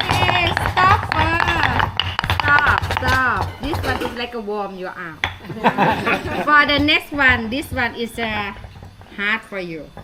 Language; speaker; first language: English; non-native, learner; Thai